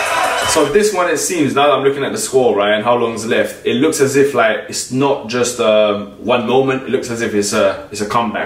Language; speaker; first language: English; native; English